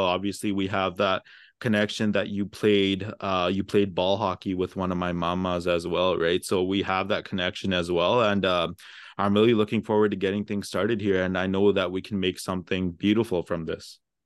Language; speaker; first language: English; early bilingual, other home language; Punjabi